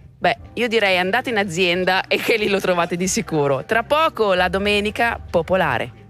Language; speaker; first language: Italian; native; Italian